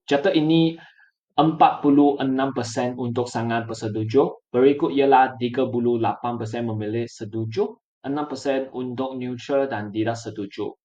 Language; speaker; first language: Malay; non-native, local second language; Chinese